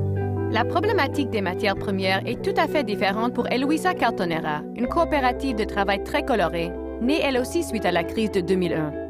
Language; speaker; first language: French; native; French